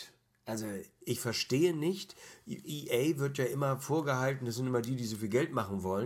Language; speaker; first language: German; native; German